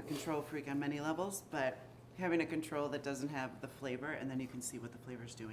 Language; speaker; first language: English; native; English